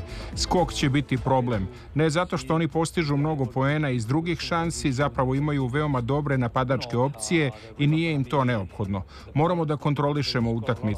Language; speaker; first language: Serbian; native; Serbian